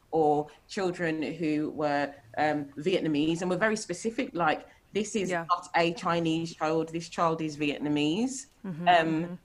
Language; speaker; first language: English; native; English